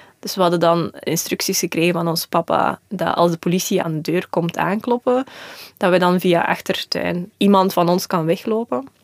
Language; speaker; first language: Dutch; early bilingual, other home language; Russian